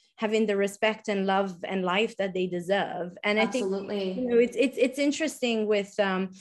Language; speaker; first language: English; non-native, fluent; Italian